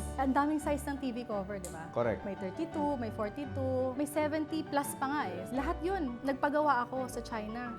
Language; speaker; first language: Filipino; native; Filipino